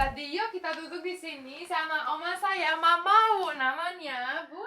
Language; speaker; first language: Indonesian; non-native, fluent; Romanian